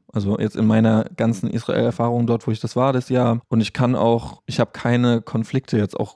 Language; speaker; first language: German; native; German